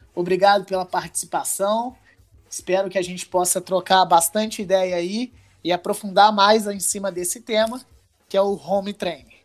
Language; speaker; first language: Portuguese; native; Portuguese